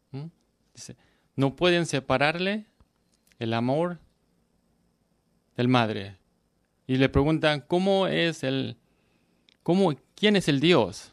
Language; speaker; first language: Spanish; non-native, learner; Korean